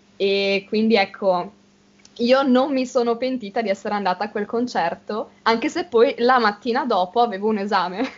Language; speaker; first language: Italian; native; Italian